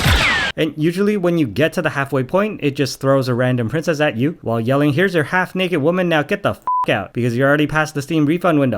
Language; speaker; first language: English; native; English